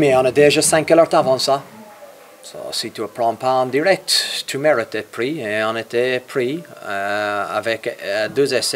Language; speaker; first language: French; non-native, fluent; English